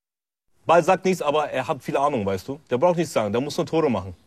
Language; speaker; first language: German; non-native, learner; Turkish